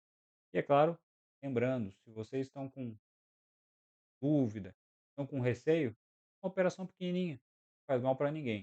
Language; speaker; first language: Portuguese; native; Portuguese